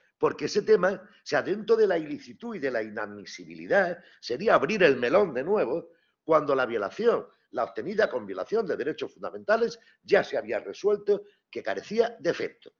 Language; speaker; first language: Spanish; native; Spanish